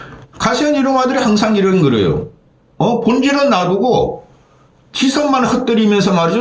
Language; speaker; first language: Korean; native; Korean